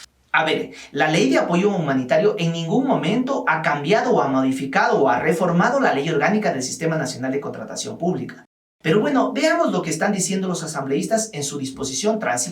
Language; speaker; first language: Spanish; native; Spanish